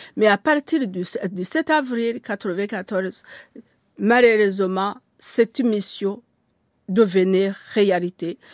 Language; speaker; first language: French; non-native, local second language; Kinyarwanda